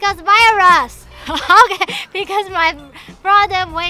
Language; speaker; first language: English; non-native, learner; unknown